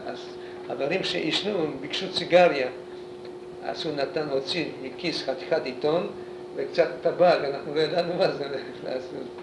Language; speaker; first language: Hebrew; non-native, fluent; Polish